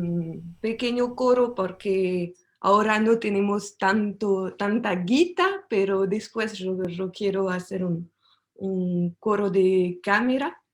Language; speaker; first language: Spanish; non-native, learner; French